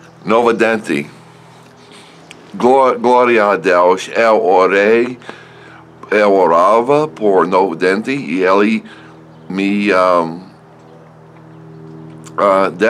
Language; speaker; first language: Portuguese; non-native, learner; English